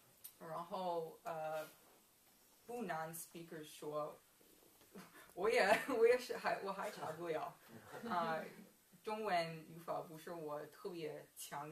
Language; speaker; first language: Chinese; non-native, learner; English